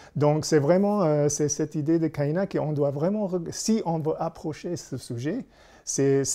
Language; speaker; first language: French; non-native, fluent; English